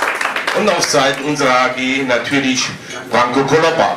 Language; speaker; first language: German; native; German